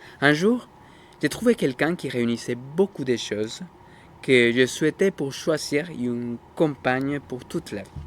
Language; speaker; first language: French; non-native, fluent; Spanish